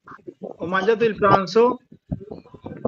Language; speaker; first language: Italian; non-native, learner; Bangla